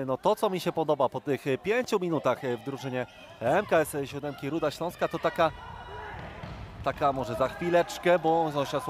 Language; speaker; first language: Polish; native; Polish